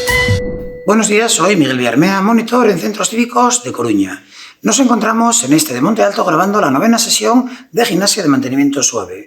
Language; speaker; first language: Spanish; native; Spanish